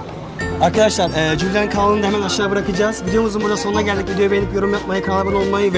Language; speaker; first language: Turkish; native; Turkish